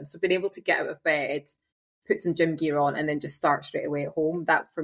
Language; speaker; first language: English; native; English